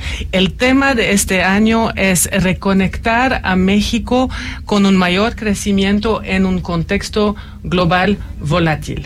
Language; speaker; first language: Spanish; non-native, fluent; French